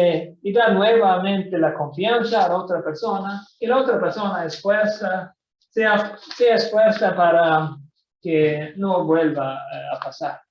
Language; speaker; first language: Spanish; non-native, fluent; Swedish